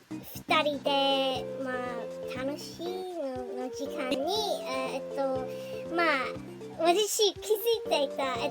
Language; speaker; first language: Japanese; non-native, learner; English